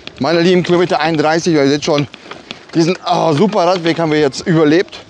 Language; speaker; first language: German; early bilingual, other home language; Polish